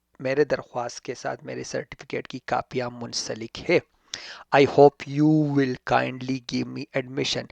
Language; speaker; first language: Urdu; non-native, local second language; Pashto